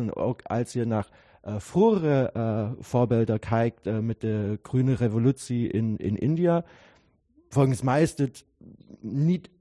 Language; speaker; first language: German; non-native, learner; Dutch